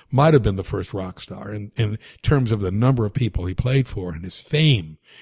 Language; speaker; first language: English; native; English